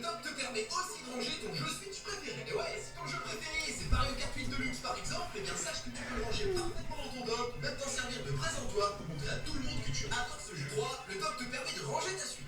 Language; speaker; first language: French; native; French